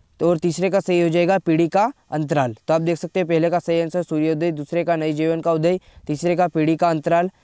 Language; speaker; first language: Hindi; native; Hindi